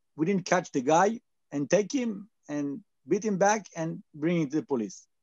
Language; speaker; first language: English; non-native, learner; Hebrew